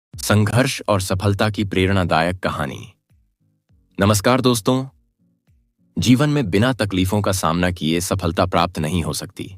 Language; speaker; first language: Hindi; native; Hindi